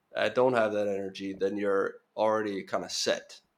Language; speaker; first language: English; non-native, fluent; Norwegian